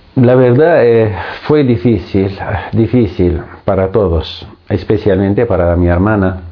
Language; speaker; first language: Spanish; non-native, fluent; Arabic